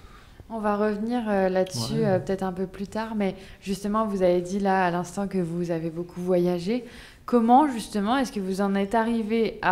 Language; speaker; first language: French; native; French